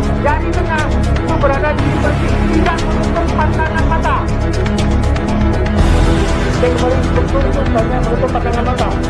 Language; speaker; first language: Indonesian; native; Indonesian